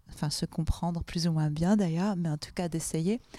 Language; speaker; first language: French; native; French